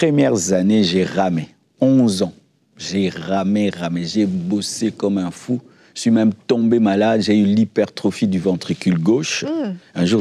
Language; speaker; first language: French; non-native, local second language; Lingala